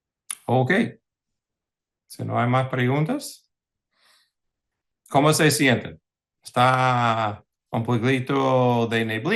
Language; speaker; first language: Spanish; early bilingual, heritage; English